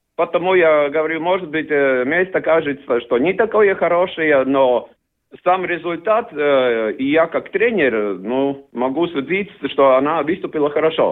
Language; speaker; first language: Russian; non-native, learner; Latvian